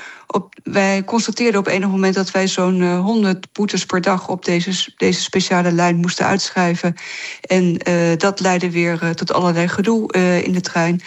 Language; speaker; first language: Dutch; native; Dutch